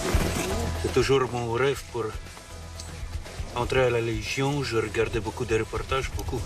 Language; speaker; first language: French; non-native, learner; Russian